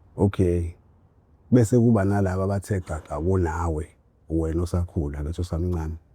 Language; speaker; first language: Zulu; native; Zulu